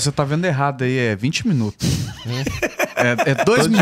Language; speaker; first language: Portuguese; native; Portuguese